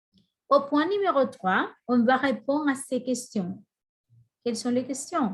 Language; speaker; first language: French; non-native, fluent; Spanish